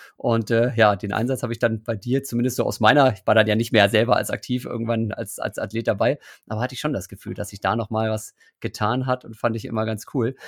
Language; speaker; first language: German; native; German